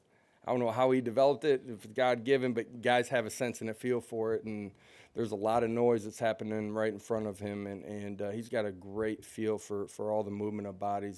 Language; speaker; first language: English; native; English